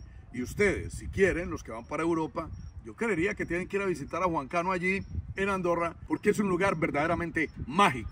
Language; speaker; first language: Spanish; native; Spanish